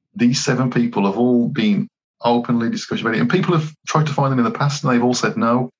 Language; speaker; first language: English; native; English